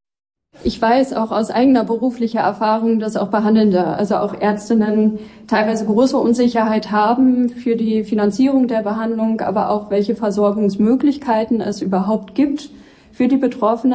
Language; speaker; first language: German; native; German